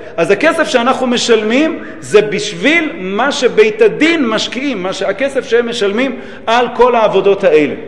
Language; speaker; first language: Hebrew; native; Hebrew